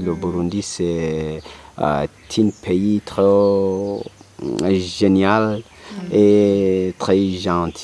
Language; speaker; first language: French; non-native, local second language; Rundi